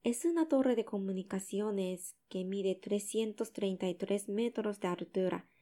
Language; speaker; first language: Spanish; non-native, learner; Japanese